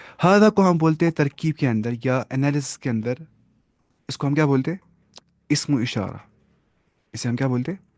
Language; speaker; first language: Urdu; non-native, local second language; Kashmiri